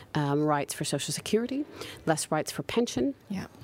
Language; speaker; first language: English; native; English